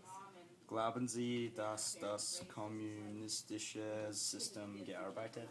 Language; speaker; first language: German; non-native, learner; English